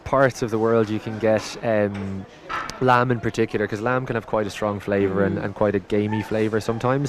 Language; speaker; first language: English; native; English